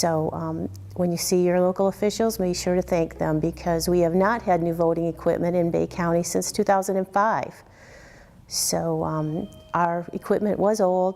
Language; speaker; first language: English; native; English